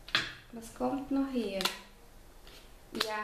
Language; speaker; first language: German; non-native, fluent; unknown